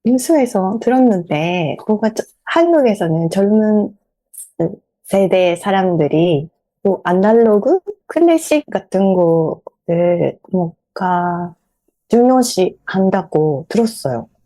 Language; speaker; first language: Korean; non-native, fluent; Japanese